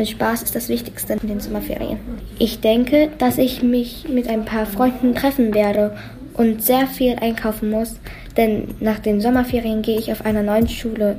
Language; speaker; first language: German; early bilingual, other home language; Arabic